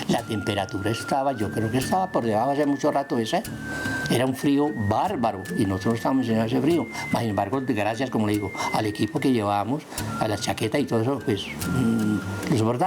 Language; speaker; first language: Spanish; native; Spanish